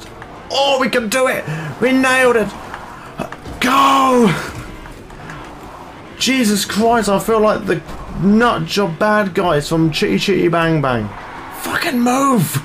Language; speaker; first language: English; native; English